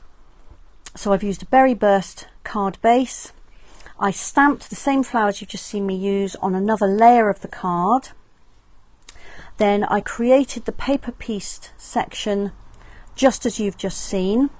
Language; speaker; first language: English; native; English